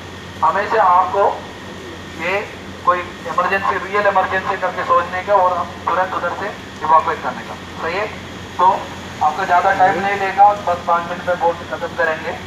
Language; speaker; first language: Hindi; non-native, local second language; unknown